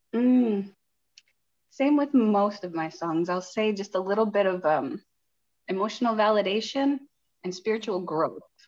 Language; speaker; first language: English; native; English